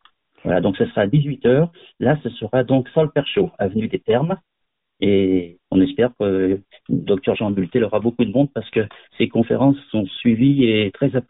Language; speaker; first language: French; native; French